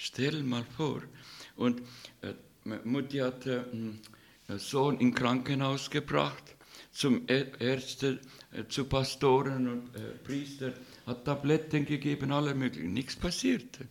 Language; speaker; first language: German; non-native, learner; Russian